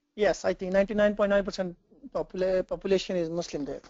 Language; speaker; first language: English; non-native, local second language; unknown